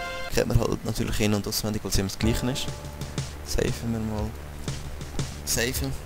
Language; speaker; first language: German; native; German